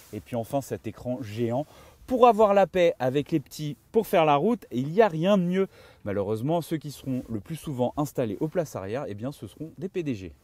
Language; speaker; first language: French; native; French